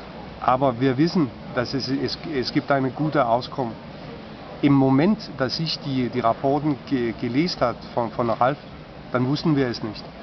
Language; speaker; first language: German; non-native, fluent; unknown